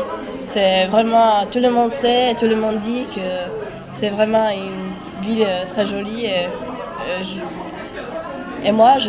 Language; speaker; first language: French; non-native, fluent; Czech